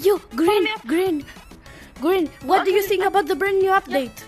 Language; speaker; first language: English; non-native, fluent; Greek